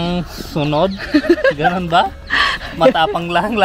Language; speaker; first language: Filipino; non-native, learner; Hindi